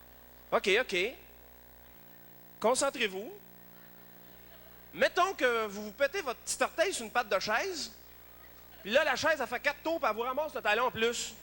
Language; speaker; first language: French; native; French